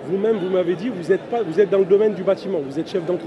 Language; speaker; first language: French; native; French